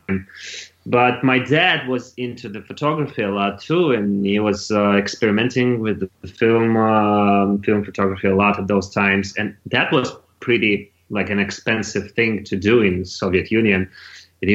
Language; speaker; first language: English; non-native, fluent; Russian